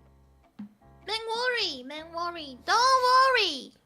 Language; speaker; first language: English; non-native, learner; Min Nan Chinese